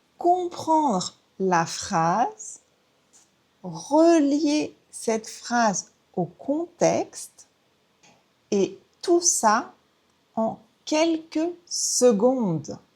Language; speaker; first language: French; native; French